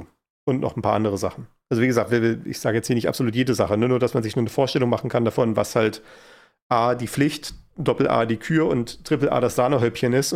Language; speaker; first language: German; native; German